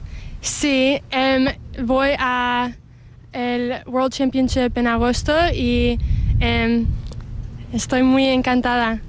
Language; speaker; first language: Spanish; early bilingual, heritage; English